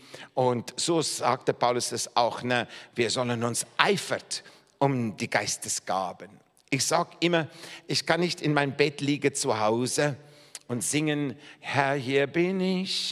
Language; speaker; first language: German; non-native, fluent; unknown